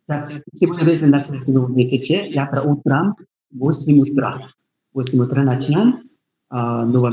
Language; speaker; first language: Russian; non-native, learner; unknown